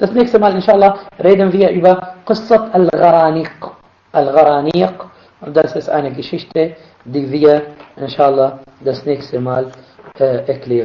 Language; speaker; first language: German; non-native, fluent; Arabic